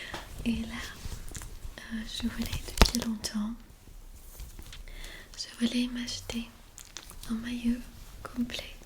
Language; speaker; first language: French; non-native, fluent; Armenian